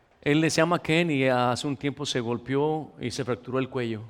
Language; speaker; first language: Spanish; native; Spanish